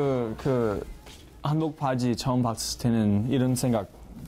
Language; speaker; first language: Korean; non-native, learner; English